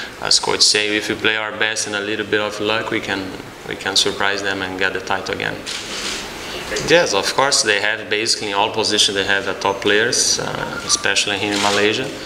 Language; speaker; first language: English; non-native, fluent; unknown